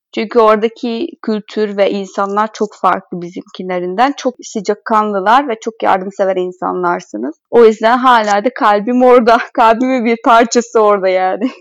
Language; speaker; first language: Turkish; non-native, fluent; Hungarian